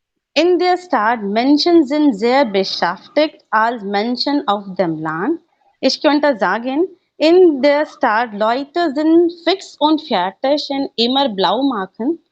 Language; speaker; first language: German; non-native, learner; Hindi